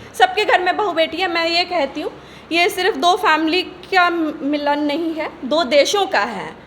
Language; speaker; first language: Hindi; native; Hindi